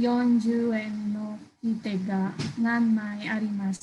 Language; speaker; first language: Japanese; non-native, learner; Filipino